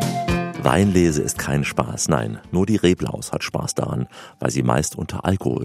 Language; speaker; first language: German; native; German